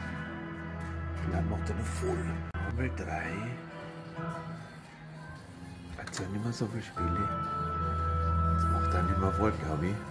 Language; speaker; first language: German; native; German